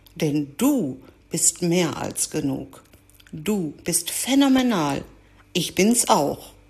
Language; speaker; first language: German; early bilingual, other home language; Greek